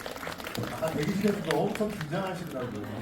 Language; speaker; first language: Korean; native; Korean